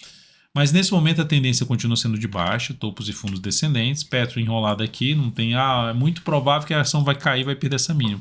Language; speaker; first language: Portuguese; native; Portuguese